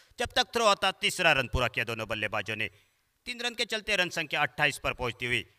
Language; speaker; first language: Hindi; non-native, local second language; Marathi